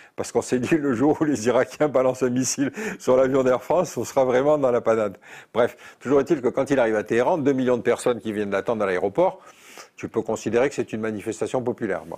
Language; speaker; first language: French; native; French